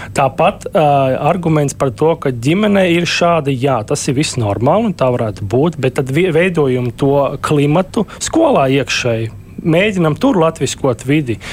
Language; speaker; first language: Latvian; non-native, local second language; Russian